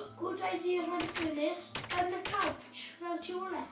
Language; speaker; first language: Welsh; native; Welsh